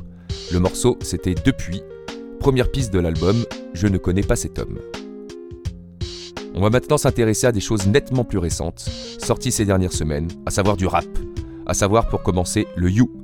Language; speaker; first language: French; native; French